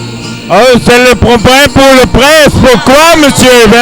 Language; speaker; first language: French; non-native, learner; Dutch